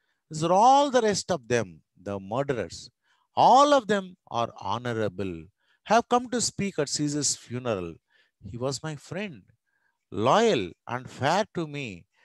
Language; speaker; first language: English; non-native, local second language; Telugu